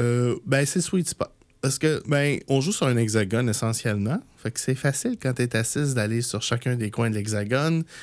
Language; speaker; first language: French; native; French